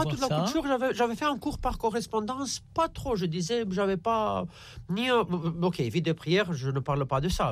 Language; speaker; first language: French; non-native, fluent; Romanian